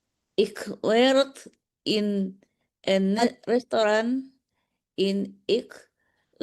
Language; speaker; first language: Dutch; non-native, learner; Indonesian